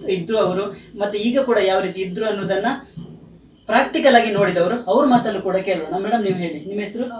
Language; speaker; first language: Kannada; native; Kannada